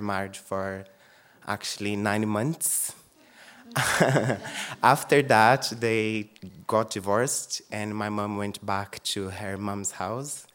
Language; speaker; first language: English; non-native, fluent; Portuguese